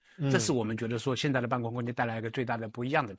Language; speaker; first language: Chinese; native; Chinese